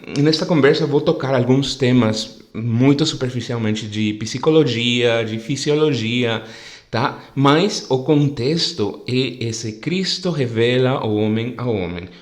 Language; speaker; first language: Portuguese; non-native, fluent; Spanish